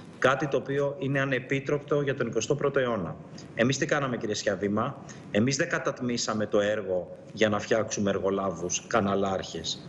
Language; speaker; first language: Greek; native; Greek